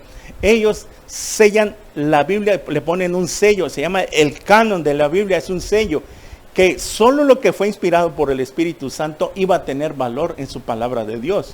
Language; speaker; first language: Spanish; native; Spanish